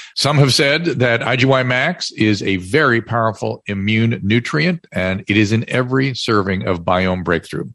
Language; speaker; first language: English; native; English